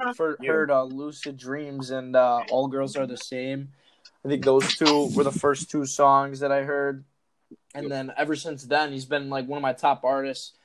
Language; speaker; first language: English; native; English